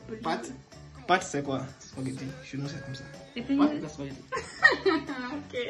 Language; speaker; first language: Russian; non-native, learner; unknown